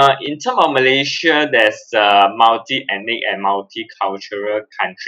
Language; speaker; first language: English; non-native, local second language; Cantonese